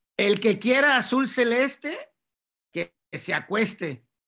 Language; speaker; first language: Spanish; native; Spanish